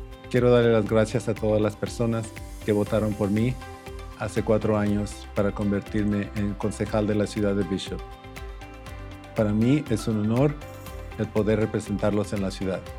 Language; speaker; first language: Spanish; native; Spanish